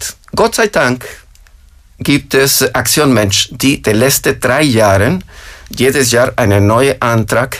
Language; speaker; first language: German; non-native, fluent; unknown